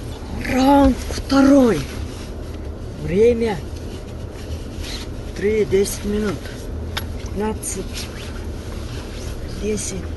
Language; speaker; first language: Russian; non-native, learner; Kyrgyz